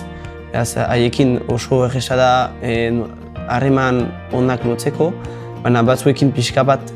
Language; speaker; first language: Basque; non-native, local second language; French